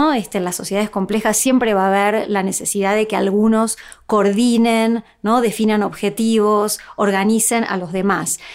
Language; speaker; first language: Spanish; native; Spanish